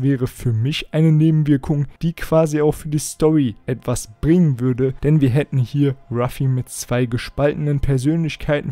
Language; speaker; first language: German; native; German